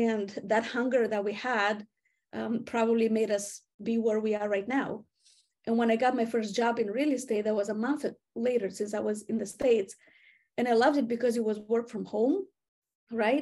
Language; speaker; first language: English; non-native, fluent; Romanian